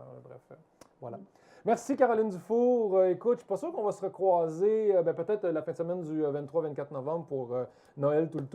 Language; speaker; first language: French; native; French